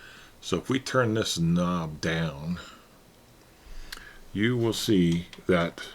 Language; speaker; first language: English; native; English